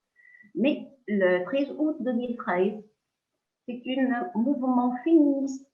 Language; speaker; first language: French; non-native, local second language; Arabic